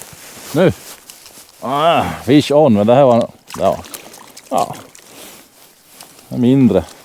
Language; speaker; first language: Swedish; native; Swedish